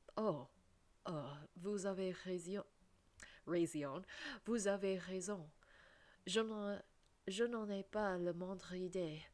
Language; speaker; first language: French; non-native, learner; English